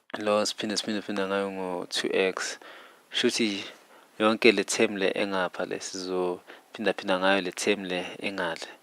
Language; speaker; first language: Zulu; native; Zulu